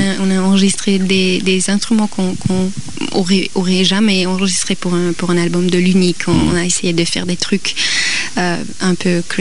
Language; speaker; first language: French; non-native, local second language; German